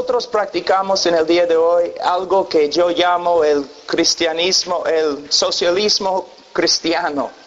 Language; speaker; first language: Spanish; non-native, fluent; English